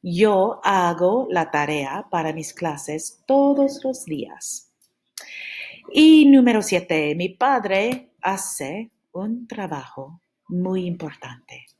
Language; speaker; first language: Spanish; non-native, fluent; English